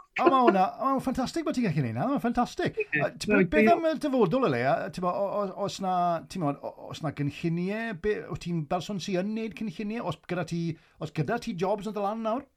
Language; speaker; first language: Welsh; native; Welsh